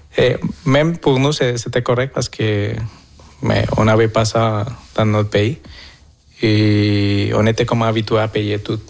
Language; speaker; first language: French; non-native, fluent; Spanish